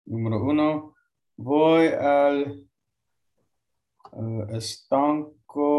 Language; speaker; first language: Spanish; non-native, learner; English